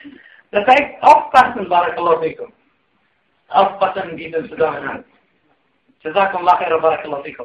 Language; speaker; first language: German; non-native, fluent; Arabic